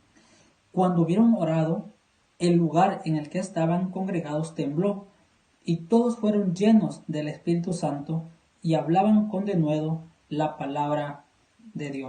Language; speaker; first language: Spanish; native; Spanish